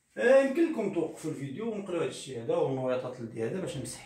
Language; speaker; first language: French; non-native, local second language; Arabic